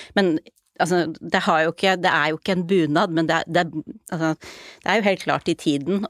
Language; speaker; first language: Norwegian; native; Norwegian